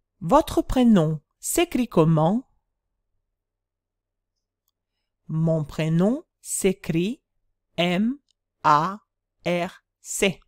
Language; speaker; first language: French; non-native, fluent; Italian